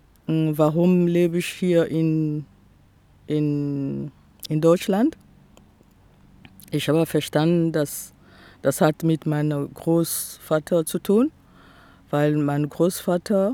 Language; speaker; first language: German; non-native, fluent; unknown